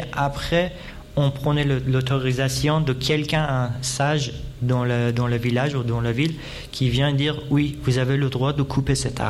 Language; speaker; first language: French; non-native, fluent; Persian